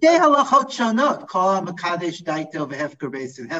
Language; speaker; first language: Hebrew; non-native, fluent; English